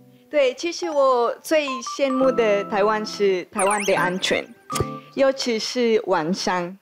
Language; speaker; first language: Chinese; non-native, fluent; Spanish